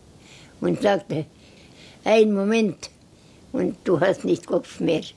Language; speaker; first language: German; non-native, learner; Estonian